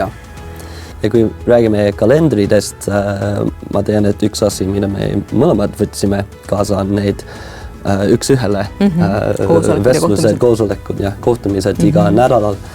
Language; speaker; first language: Estonian; non-native, fluent; English